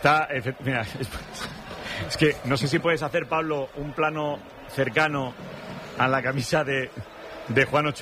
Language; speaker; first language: Spanish; native; Spanish